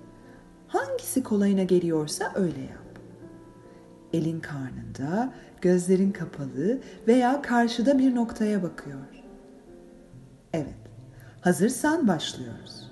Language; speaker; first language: Turkish; native; Turkish